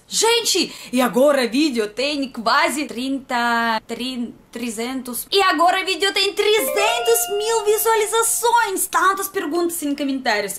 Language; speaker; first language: Portuguese; non-native, learner; Russian